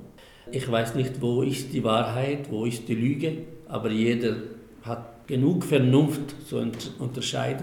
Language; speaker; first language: German; non-native, fluent; Arabic